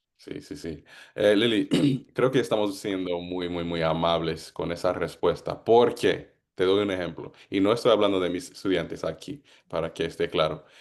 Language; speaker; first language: Spanish; non-native, fluent; English